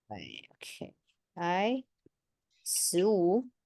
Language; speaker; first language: Chinese; non-native, fluent; Indonesian